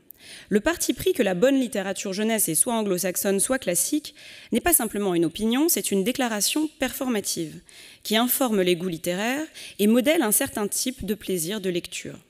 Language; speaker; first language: French; native; French